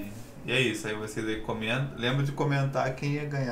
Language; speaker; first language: Portuguese; native; Portuguese